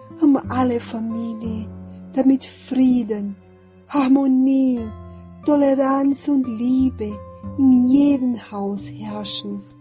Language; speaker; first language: German; non-native, fluent; Portuguese